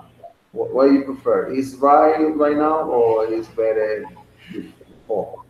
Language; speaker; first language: English; non-native, learner; Spanish